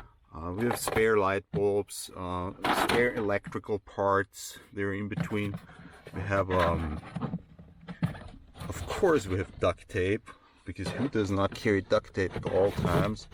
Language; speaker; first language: English; non-native, fluent; German